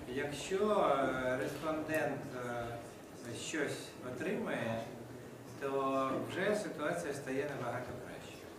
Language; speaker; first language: Ukrainian; non-native, local second language; Russian